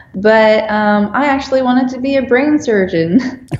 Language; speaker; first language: English; non-native, fluent; Dutch